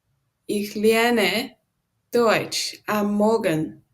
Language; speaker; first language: German; non-native, learner; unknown